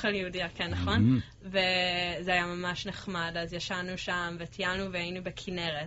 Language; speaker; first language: Hebrew; early bilingual, heritage; English